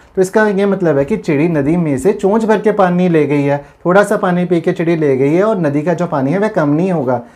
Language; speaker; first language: Hindi; non-native, local second language; Punjabi